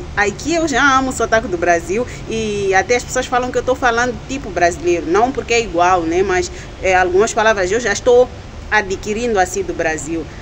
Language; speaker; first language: Portuguese; native; Portuguese